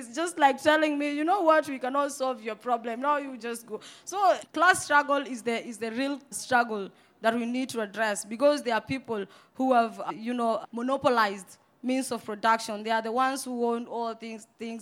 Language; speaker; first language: English; non-native, local second language; Swahili